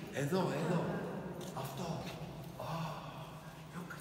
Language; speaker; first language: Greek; non-native, learner; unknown